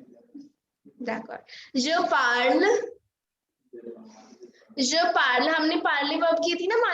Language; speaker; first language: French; non-native, fluent; Hindi